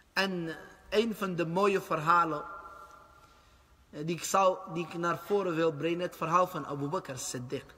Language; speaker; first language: Dutch; early bilingual, other home language; Arabic